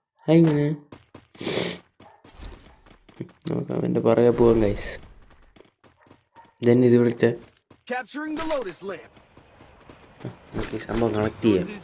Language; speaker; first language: Malayalam; native; Malayalam